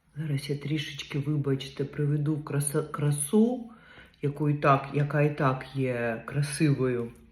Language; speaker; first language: Ukrainian; non-native, local second language; Russian